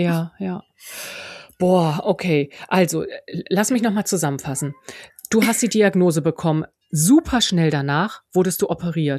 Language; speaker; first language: German; native; German